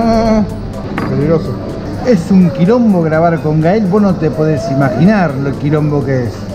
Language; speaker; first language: Spanish; native; Spanish